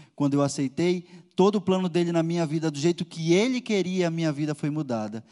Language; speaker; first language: Portuguese; native; Portuguese